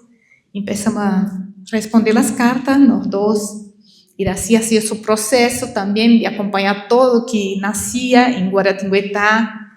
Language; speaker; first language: Spanish; non-native, learner; Portuguese